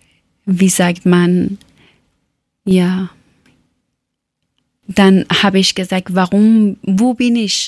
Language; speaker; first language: German; non-native, learner; Persian